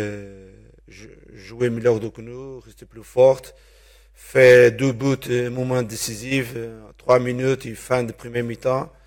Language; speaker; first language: French; non-native, learner; Portuguese